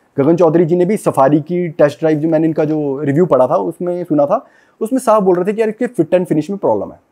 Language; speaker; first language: Hindi; non-native, local second language; Punjabi